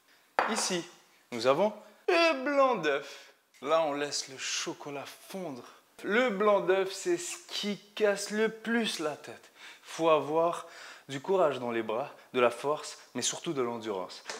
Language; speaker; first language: French; native; French